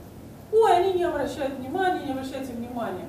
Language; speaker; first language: Russian; native; Russian